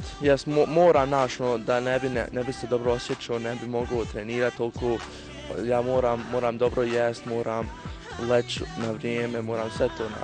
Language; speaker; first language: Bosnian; early bilingual, heritage; Bosnian